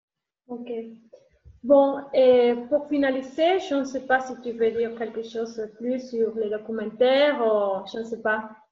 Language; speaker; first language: French; non-native, learner; Spanish